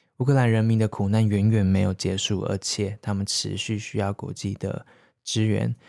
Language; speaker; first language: Chinese; native; Chinese